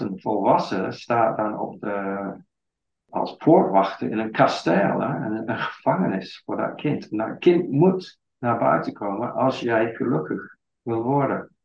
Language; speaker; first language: Dutch; non-native, fluent; English